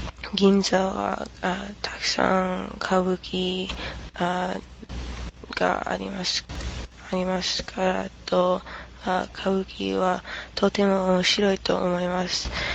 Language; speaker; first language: Japanese; non-native, learner; English